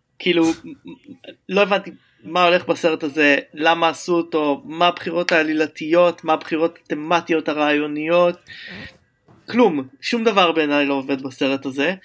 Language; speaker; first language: Hebrew; native; Hebrew